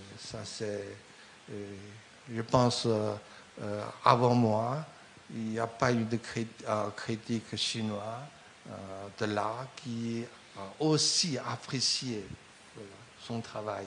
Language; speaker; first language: French; non-native, fluent; Chinese